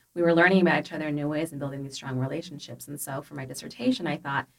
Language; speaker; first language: English; early bilingual, other home language; Spanish